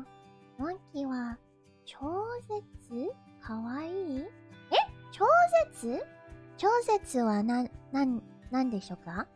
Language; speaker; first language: Japanese; non-native, learner; English